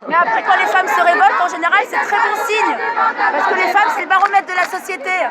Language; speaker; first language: French; native; French